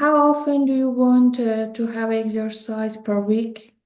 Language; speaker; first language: English; non-native, learner; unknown